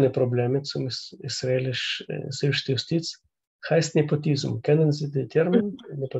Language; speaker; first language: German; non-native, learner; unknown